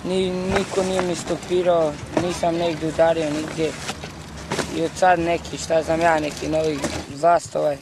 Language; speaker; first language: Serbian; non-native, local second language; Romany